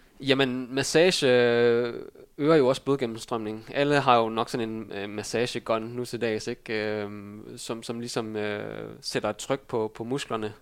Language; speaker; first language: Danish; early bilingual, other home language; Vietnamese